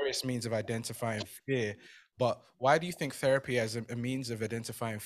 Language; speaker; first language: English; native; English